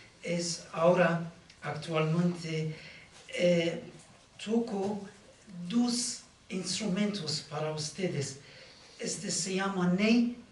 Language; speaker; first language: Spanish; non-native, learner; Persian